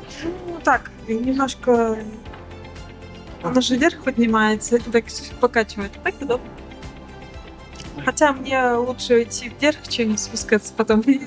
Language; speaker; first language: Russian; native; Russian